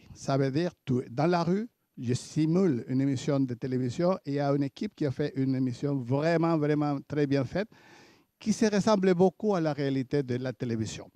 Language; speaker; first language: French; native; French